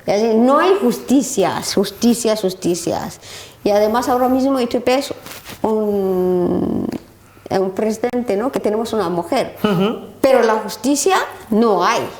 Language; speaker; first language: Spanish; non-native, learner; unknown